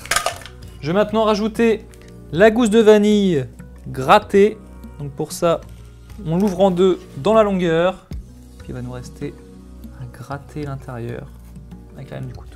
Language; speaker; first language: French; native; French